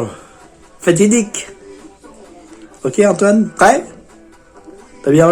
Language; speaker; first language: French; native; French